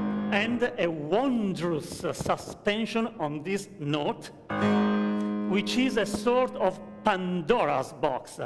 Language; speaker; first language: English; non-native, fluent; Italian